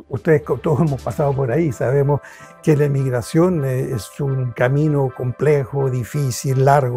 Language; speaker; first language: Spanish; native; Spanish